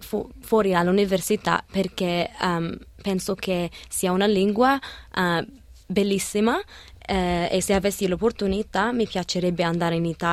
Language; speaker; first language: Italian; early bilingual, other home language; Arabic